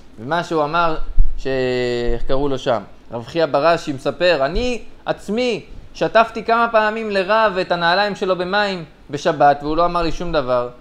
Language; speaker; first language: Hebrew; native; Hebrew